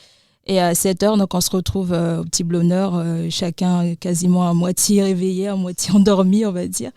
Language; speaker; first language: French; native; French